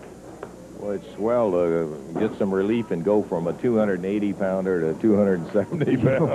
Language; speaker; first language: English; native; English